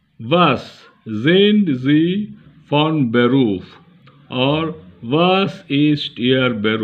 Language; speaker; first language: German; non-native, learner; Bangla